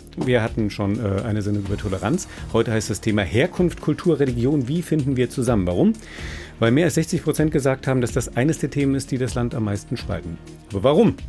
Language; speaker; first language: German; native; German